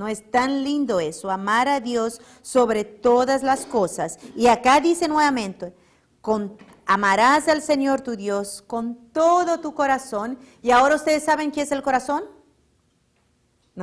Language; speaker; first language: Spanish; non-native, fluent; Portuguese